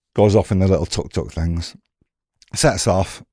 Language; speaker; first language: English; native; English